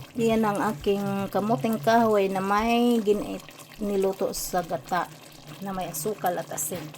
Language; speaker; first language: Filipino; non-native, local second language; Waray